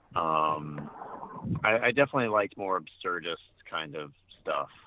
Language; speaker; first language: English; native; English